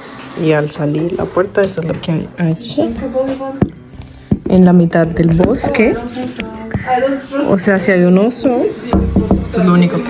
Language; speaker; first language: Spanish; native; Spanish